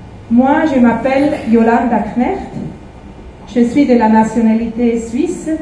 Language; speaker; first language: French; non-native, fluent; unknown